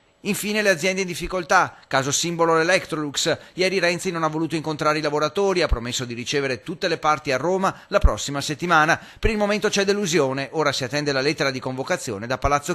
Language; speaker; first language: Italian; native; Italian